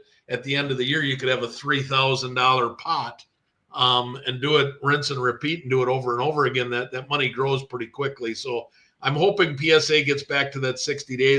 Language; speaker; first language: English; native; English